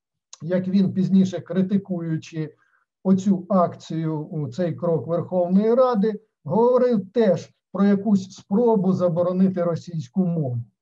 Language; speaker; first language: Ukrainian; native; Ukrainian